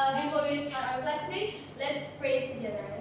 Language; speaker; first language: English; non-native, learner; Indonesian